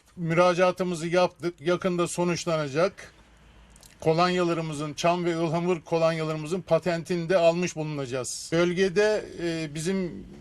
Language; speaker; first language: Turkish; native; Turkish